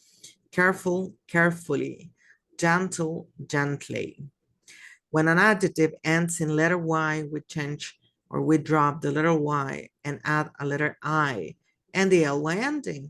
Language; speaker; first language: English; non-native, fluent; Spanish